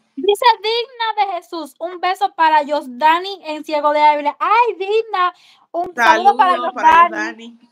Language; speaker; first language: Spanish; native; Spanish